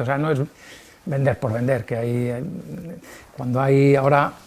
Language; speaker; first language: Spanish; native; Spanish